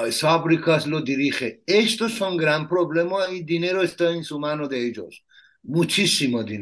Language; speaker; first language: Spanish; non-native, learner; Persian